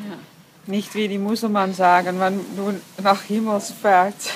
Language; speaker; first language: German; non-native, learner; Dutch